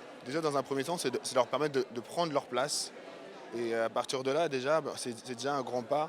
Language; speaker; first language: French; native; French